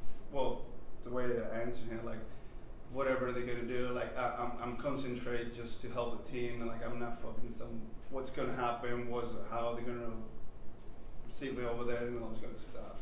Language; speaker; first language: English; non-native, fluent; Spanish